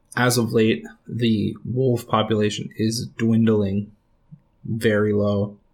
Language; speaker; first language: English; native; English